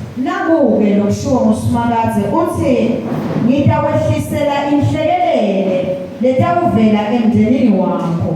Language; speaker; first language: Zulu; non-native, local second language; Swati